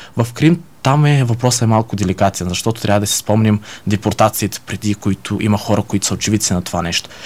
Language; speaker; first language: Bulgarian; early bilingual, heritage; Bulgarian